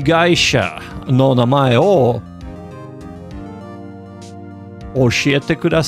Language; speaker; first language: Japanese; non-native, learner; English